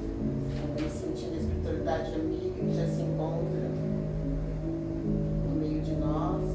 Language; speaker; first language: Portuguese; native; Portuguese